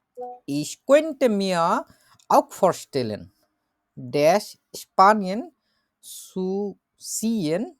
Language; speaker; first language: German; non-native, fluent; Bangla